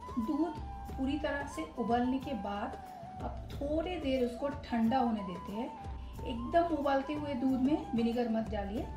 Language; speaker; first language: Hindi; non-native, local second language; Bangla